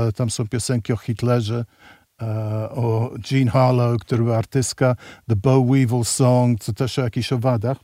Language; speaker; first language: Polish; early bilingual, heritage; English